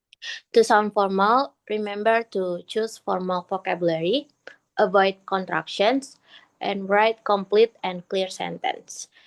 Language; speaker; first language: English; non-native, learner; Indonesian